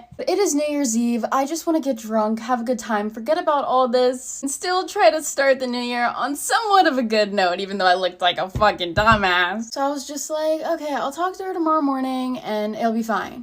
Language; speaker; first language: English; native; English